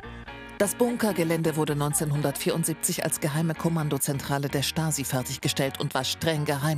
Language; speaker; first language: German; native; German